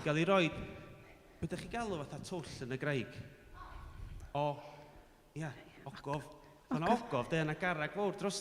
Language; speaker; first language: Welsh; native; Welsh